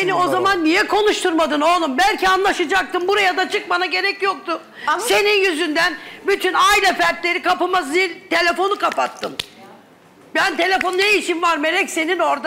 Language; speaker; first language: Turkish; native; Turkish